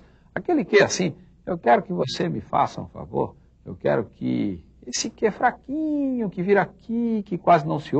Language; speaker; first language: Portuguese; native; Portuguese